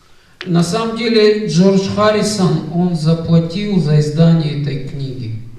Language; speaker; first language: Russian; native; Russian